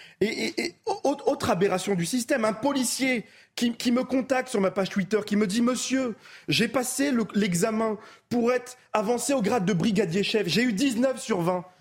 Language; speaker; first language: French; native; French